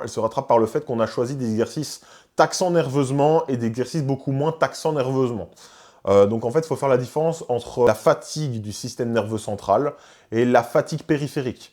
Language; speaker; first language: French; native; French